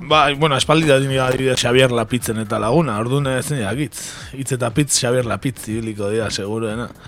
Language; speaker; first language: Basque; native; Basque